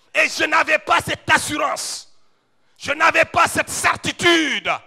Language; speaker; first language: French; non-native, local second language; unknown